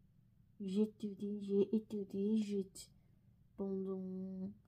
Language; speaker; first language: French; non-native, learner; Korean